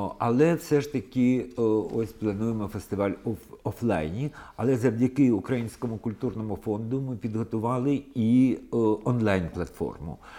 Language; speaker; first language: Ukrainian; non-native, local second language; Russian